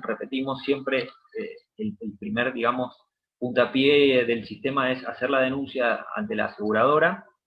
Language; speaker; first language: Spanish; native; Spanish